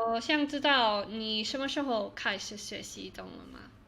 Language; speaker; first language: Chinese; non-native, learner; English